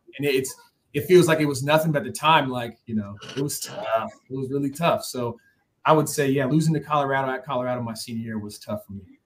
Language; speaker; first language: English; native; English